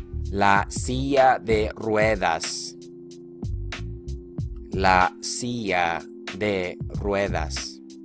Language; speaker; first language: Spanish; non-native, fluent; English